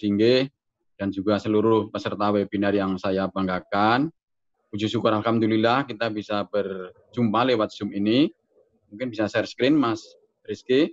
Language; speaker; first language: Indonesian; native; Indonesian